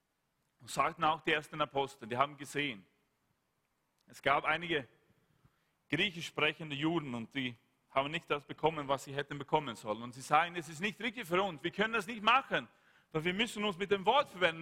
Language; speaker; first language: German; non-native, fluent; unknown